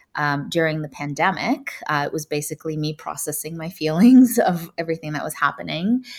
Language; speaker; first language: English; native; English